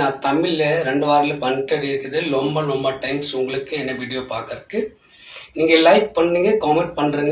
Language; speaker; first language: Tamil; non-native, learner; Hindi